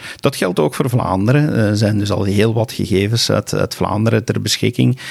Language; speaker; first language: Dutch; native; Dutch